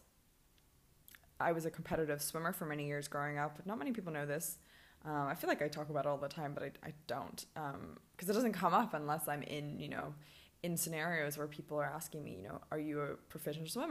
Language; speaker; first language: English; native; English